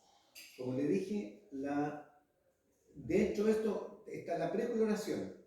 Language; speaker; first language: Spanish; native; Spanish